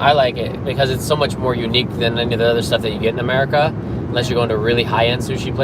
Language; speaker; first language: English; native; English